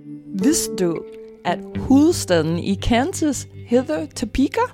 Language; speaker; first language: Danish; non-native, fluent; English